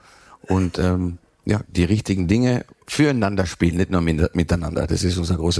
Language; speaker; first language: German; native; German